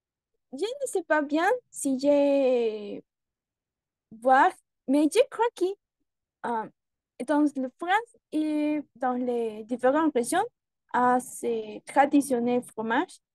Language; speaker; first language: French; non-native, learner; Spanish